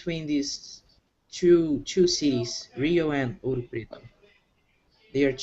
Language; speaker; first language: English; non-native, learner; Portuguese